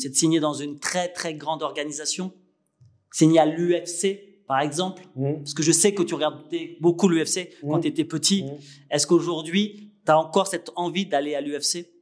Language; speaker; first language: French; native; French